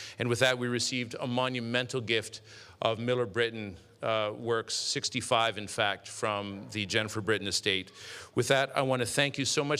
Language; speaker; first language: English; native; English